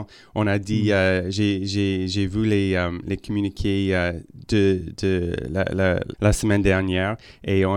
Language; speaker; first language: French; non-native, local second language; English